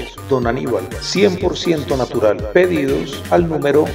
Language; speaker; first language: Spanish; native; Spanish